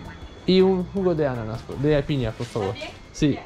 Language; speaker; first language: Spanish; non-native, learner; Italian